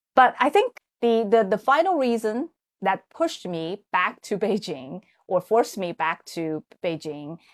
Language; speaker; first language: English; non-native, fluent; Chinese